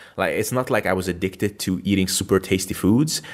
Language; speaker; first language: English; non-native, fluent; Hungarian